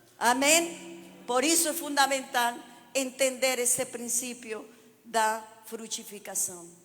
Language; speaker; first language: Portuguese; non-native, fluent; Spanish